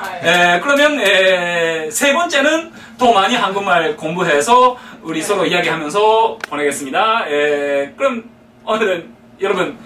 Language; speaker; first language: Korean; non-native, fluent; Japanese